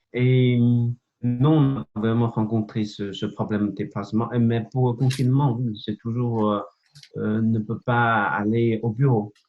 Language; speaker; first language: French; non-native, fluent; Chinese